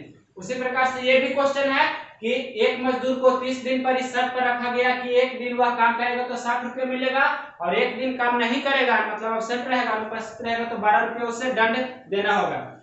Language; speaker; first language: Hindi; native; Hindi